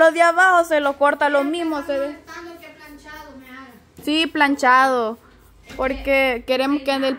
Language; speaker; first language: Spanish; native; Spanish